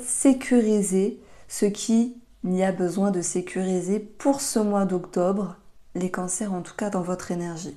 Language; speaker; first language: French; native; French